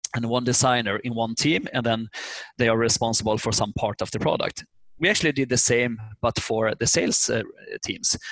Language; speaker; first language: English; non-native, fluent; Swedish